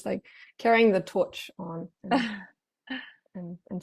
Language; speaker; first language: English; non-native, fluent; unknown